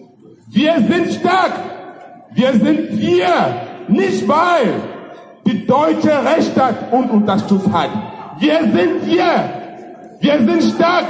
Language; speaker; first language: German; non-native, fluent; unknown